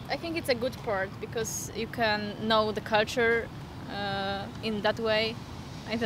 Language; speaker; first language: English; non-native, fluent; Polish